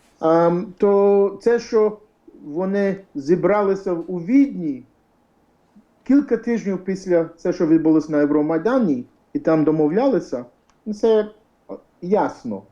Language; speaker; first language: Ukrainian; early bilingual, heritage; English